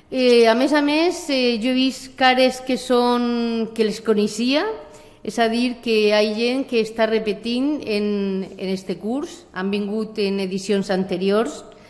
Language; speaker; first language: Catalan; non-native, local second language; Spanish